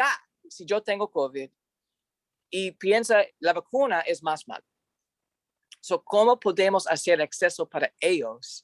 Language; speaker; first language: Spanish; non-native, learner; English